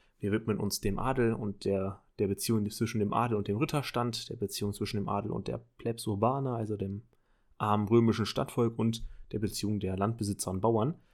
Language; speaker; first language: German; native; German